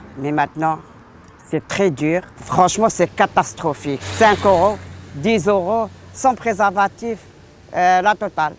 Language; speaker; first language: French; non-native, learner; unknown